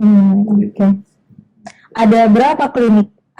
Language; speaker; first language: Indonesian; native; Indonesian